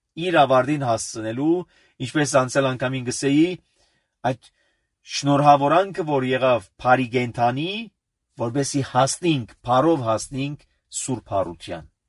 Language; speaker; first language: Armenian; early bilingual, heritage; Armenian